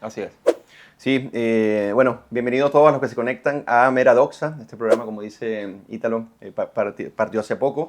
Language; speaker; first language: Spanish; native; Spanish